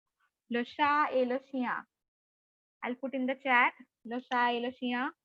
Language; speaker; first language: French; non-native, fluent; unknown